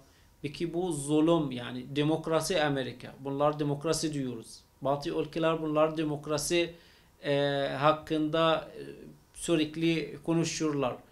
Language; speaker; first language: Turkish; non-native, fluent; Arabic